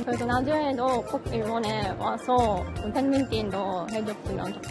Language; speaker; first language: Korean; non-native, learner; Japanese